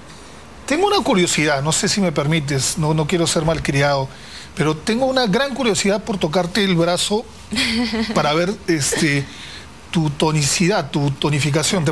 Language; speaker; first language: Spanish; native; Spanish